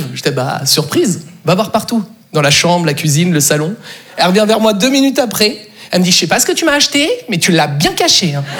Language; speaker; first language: French; native; French